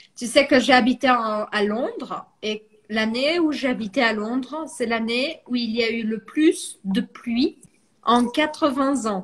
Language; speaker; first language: French; non-native, fluent; Portuguese